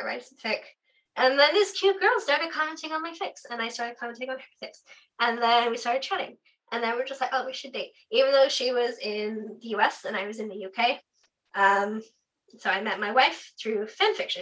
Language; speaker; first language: English; native; English